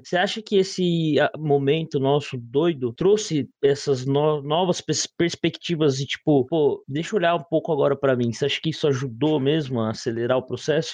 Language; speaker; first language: Portuguese; native; Portuguese